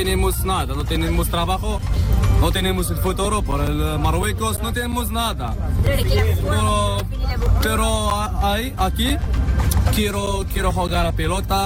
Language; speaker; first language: Spanish; non-native, learner; Arabic